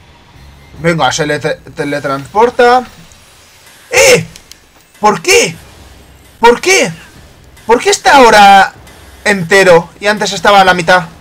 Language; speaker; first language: Spanish; native; Spanish